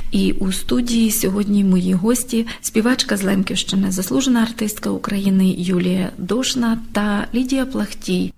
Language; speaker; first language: Ukrainian; native; Ukrainian